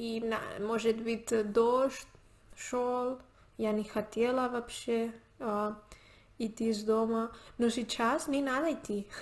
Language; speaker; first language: Russian; non-native, learner; Spanish